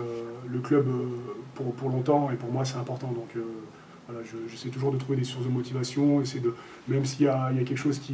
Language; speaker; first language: French; native; French